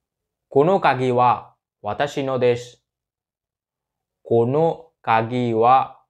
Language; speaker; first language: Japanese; non-native, fluent; Hindi